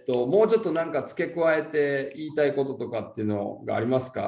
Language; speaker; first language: Japanese; native; Japanese